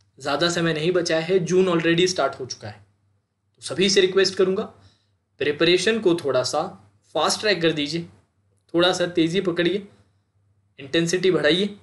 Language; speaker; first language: Hindi; native; Hindi